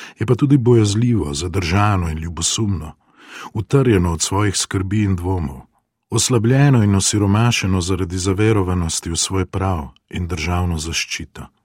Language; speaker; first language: Slovenian; non-native, fluent; Spanish